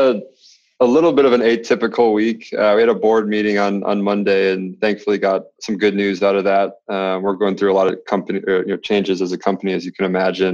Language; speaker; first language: English; native; English